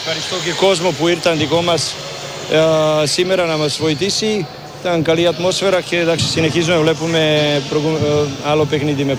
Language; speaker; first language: Greek; non-native, learner; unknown